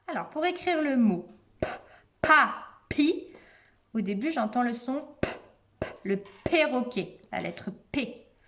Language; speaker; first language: French; native; French